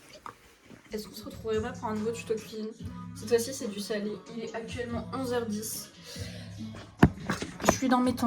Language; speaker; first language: French; native; French